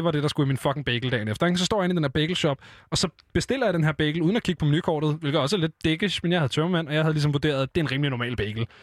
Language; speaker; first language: Danish; native; Danish